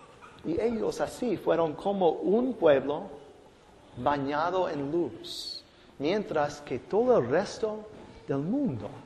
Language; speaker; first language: Spanish; non-native, fluent; English